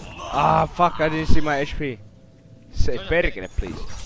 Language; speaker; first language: English; non-native, fluent; Finnish